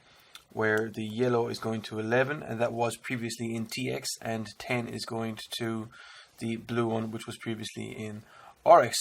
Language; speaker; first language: English; native; English